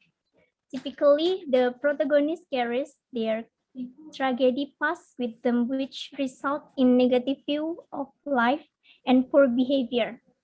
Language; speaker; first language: English; non-native, learner; Indonesian